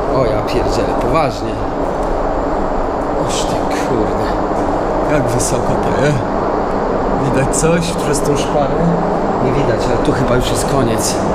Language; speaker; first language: Polish; native; Polish